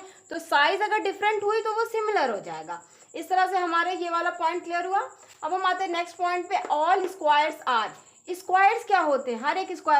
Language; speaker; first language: Hindi; native; Hindi